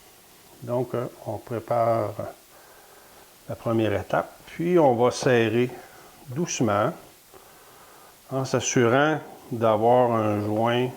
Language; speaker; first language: French; native; French